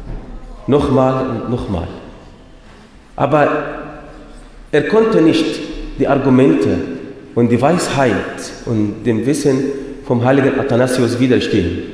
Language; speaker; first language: German; non-native, fluent; Arabic